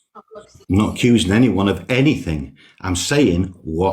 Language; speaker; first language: English; native; English